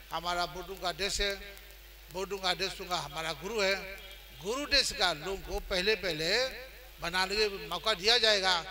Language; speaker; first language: Hindi; non-native, fluent; Burmese